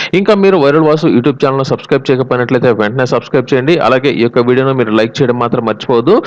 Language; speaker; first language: Telugu; native; Telugu